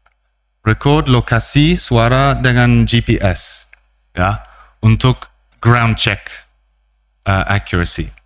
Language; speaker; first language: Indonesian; non-native, learner; English